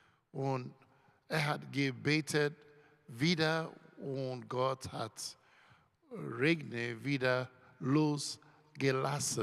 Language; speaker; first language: German; non-native, learner; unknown